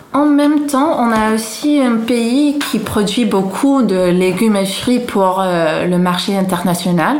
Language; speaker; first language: French; non-native, fluent; Dutch